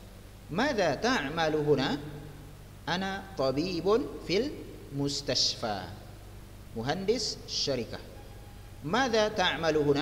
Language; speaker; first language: Arabic; non-native, fluent; Indonesian